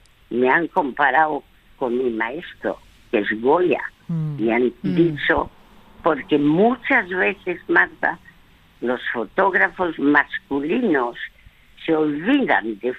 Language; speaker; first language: Spanish; early bilingual, other home language; French